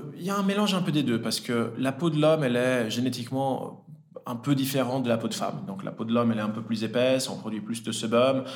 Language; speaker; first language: French; early bilingual, other home language; Italian